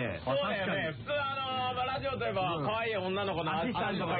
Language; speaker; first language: Japanese; native; Japanese